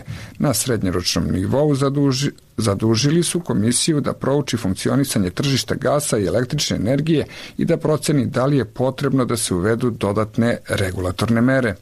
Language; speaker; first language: Croatian; native; Croatian